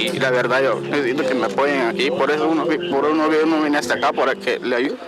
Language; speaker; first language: Spanish; native; Spanish